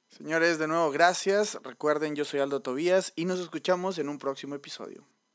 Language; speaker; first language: Spanish; native; Spanish